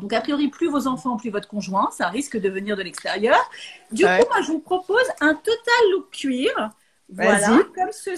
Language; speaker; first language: French; native; French